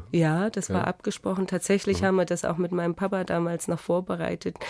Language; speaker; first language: German; native; German